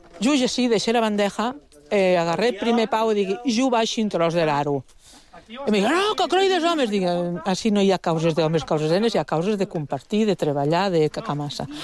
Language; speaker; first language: Catalan; non-native, local second language; Spanish